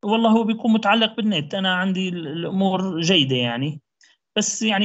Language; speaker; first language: Arabic; native; Arabic